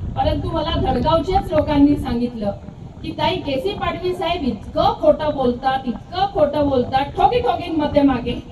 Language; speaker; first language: Marathi; native; Marathi